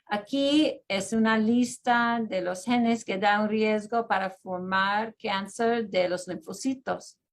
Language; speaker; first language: Spanish; early bilingual, heritage; Spanish